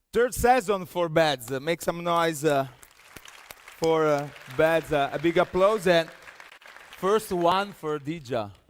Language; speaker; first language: English; non-native, fluent; Italian